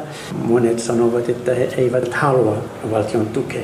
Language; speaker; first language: Finnish; non-native, learner; Arabic